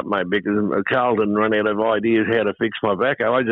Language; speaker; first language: English; native; English